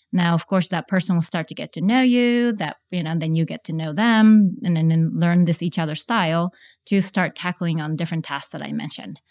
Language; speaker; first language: English; non-native, fluent; Japanese